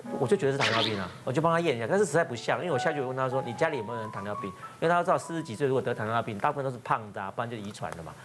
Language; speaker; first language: Chinese; native; Chinese